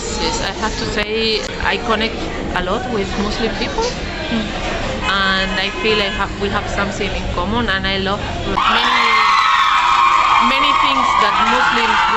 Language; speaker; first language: English; non-native, fluent; Spanish